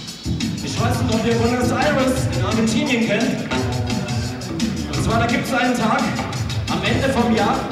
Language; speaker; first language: German; native; German